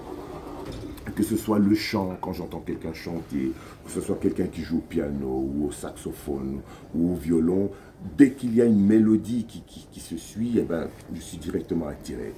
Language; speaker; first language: French; non-native, local second language; Lingala